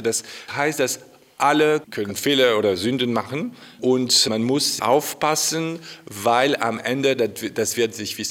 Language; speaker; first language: German; non-native, fluent; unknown